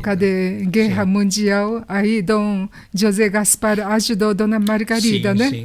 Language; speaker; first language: Portuguese; non-native, learner; Japanese